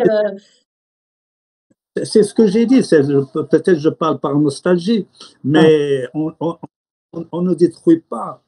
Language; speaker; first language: French; non-native, local second language; Arabic